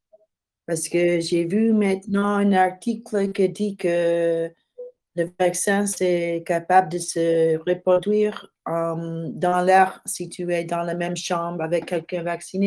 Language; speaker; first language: French; non-native, learner; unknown